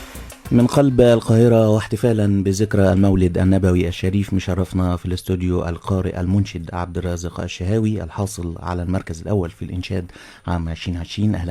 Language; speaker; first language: Arabic; native; Arabic